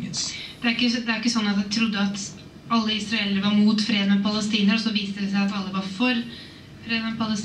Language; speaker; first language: Norwegian; native; Norwegian